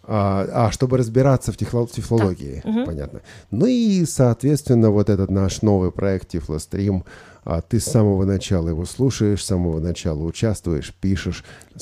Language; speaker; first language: Russian; native; Russian